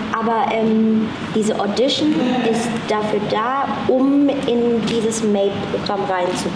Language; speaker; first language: German; native; German